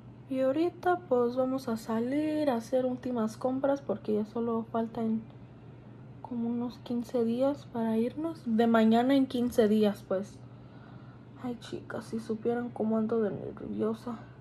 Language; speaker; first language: Spanish; early bilingual, heritage; Spanish